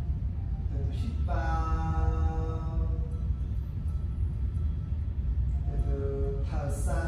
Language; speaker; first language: Vietnamese; non-native, learner; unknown